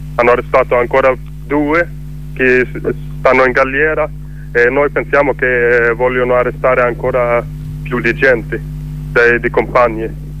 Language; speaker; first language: Italian; non-native, learner; Swedish